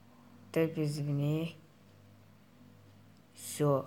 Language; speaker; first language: Russian; non-native, learner; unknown